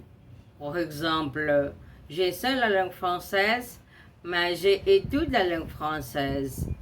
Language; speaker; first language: French; non-native, learner; Portuguese